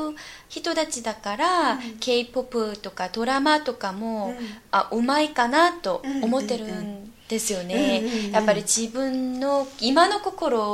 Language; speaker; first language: Japanese; non-native, fluent; Korean